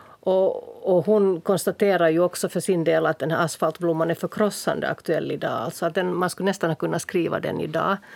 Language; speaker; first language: Swedish; native; Swedish